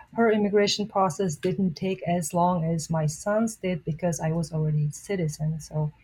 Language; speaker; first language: English; non-native, fluent; Mongolian